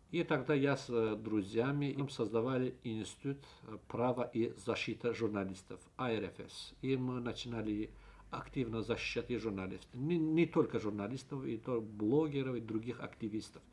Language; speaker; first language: Russian; non-native, local second language; Azerbaijani